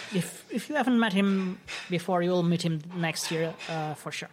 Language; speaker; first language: English; non-native, fluent; Portuguese